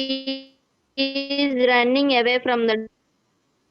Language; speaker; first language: English; non-native, learner; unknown